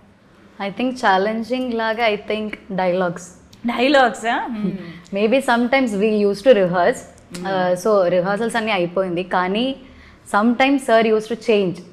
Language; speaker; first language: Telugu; non-native, learner; Malayalam